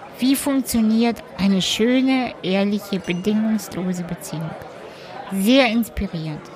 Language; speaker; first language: German; early bilingual, other home language; Russian